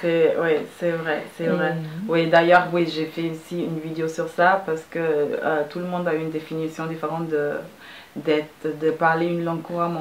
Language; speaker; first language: French; non-native, fluent; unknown